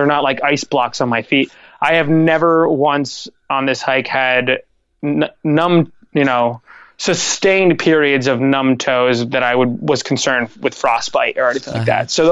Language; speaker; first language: English; native; English